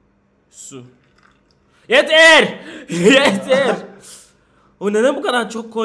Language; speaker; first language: Turkish; non-native, learner; English